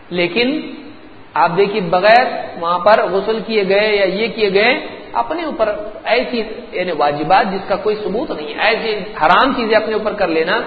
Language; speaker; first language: Urdu; native; Urdu